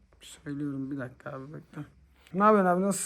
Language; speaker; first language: Turkish; native; Turkish